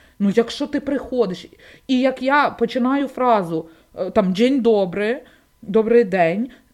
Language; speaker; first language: Ukrainian; native; Ukrainian